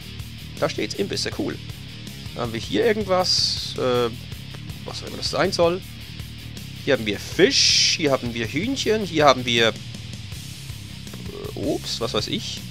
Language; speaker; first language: German; native; German